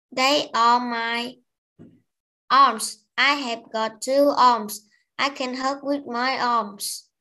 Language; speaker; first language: English; non-native, learner; Vietnamese